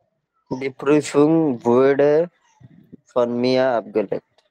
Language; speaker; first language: German; non-native, learner; Bangla